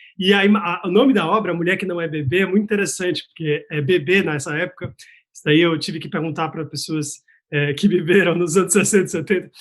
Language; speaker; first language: Portuguese; native; Portuguese